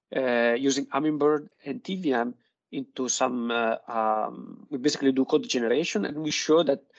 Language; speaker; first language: English; non-native, fluent; Italian